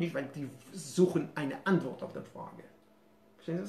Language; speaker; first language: German; non-native, fluent; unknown